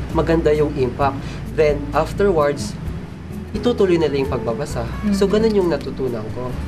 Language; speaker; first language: Filipino; non-native, local second language; Iloko